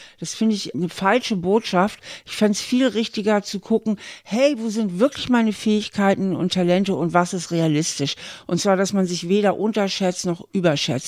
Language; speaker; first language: German; native; German